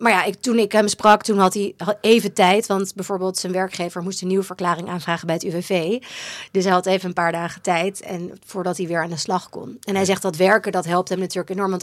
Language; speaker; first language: Dutch; native; Dutch